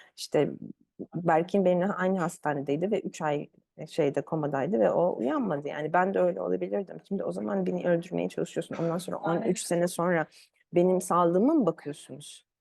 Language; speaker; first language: Turkish; early bilingual, other home language; Arabic